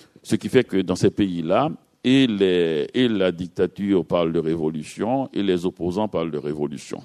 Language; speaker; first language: French; native; French